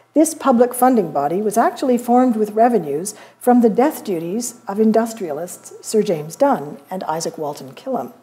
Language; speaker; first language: English; native; English